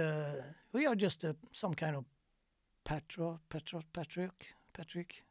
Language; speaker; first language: English; non-native, fluent; Swedish